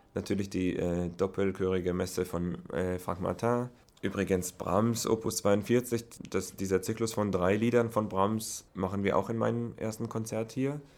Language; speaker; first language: German; non-native, fluent; Hebrew